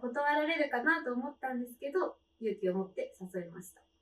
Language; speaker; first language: Japanese; native; Japanese